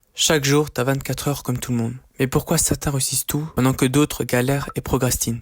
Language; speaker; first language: French; native; French